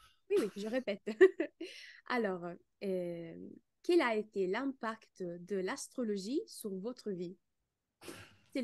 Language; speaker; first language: French; non-native, fluent; Italian